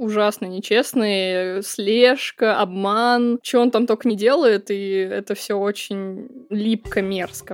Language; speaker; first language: Russian; native; Russian